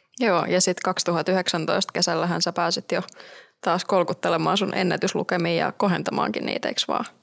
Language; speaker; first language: Finnish; native; Finnish